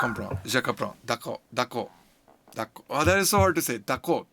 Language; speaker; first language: French; non-native, learner; English